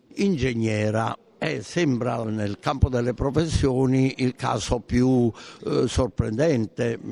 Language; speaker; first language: Italian; native; Italian